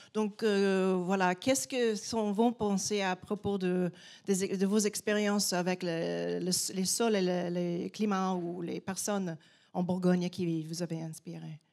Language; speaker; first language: French; non-native, fluent; English